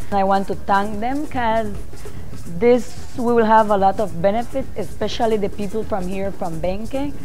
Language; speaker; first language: English; native; English